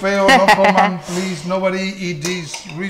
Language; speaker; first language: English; non-native, learner; Spanish